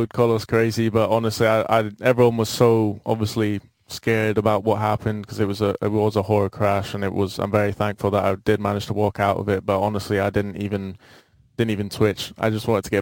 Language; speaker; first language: English; native; English